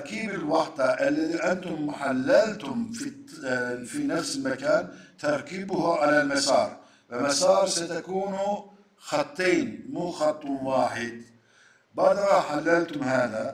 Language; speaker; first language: Arabic; non-native, fluent; Turkish